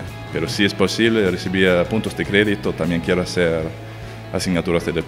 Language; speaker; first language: Spanish; early bilingual, heritage; German